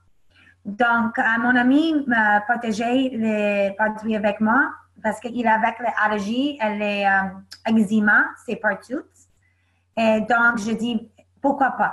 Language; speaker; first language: French; non-native, learner; English